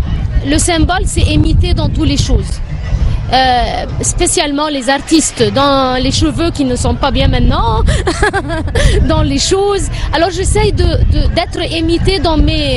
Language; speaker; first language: French; non-native, learner; Arabic